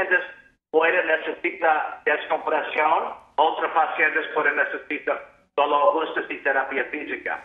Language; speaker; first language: Spanish; non-native, fluent; English